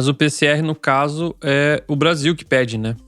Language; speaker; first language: Portuguese; native; Portuguese